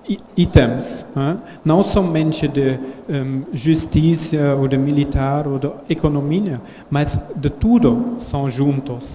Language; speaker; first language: Portuguese; non-native, learner; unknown